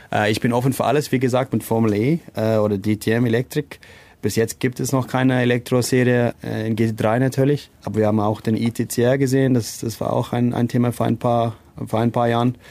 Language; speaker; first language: German; non-native, fluent; Afrikaans